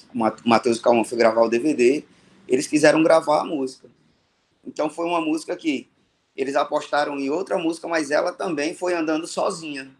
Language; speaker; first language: Portuguese; native; Portuguese